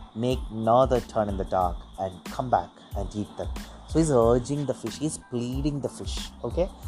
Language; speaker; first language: English; non-native, local second language; Malayalam